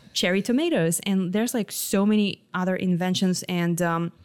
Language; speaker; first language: English; non-native, fluent; Hebrew